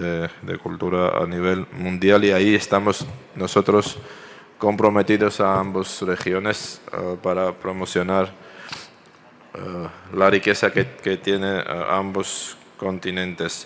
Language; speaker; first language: Spanish; non-native, fluent; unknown